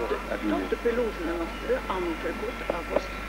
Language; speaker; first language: Romanian; early bilingual, heritage; French